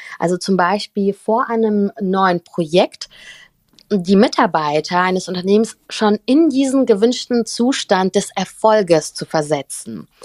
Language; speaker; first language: German; early bilingual, other home language; Russian